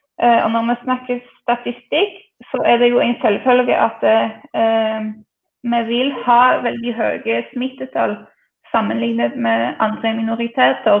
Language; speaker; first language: Norwegian; non-native, fluent; Polish